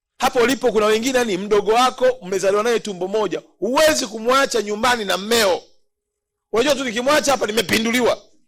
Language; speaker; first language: Swahili; native; Swahili